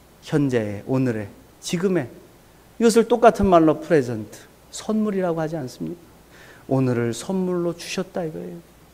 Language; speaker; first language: Korean; native; Korean